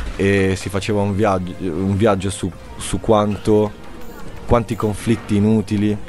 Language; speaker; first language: Italian; native; Italian